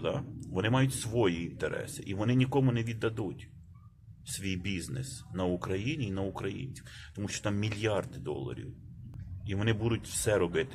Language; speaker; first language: Ukrainian; native; Ukrainian